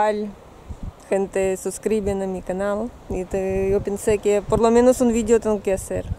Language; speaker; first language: Spanish; non-native, learner; Russian